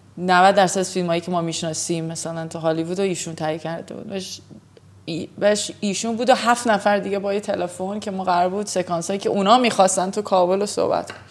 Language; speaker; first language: Persian; early bilingual, heritage; Persian